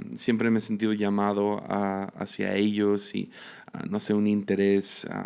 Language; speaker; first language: Spanish; non-native, local second language; English